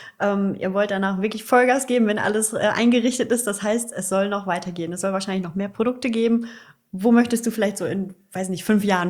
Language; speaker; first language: German; native; German